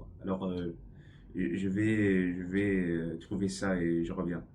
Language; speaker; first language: French; non-native, learner; English